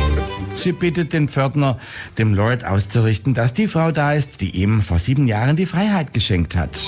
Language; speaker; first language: German; native; German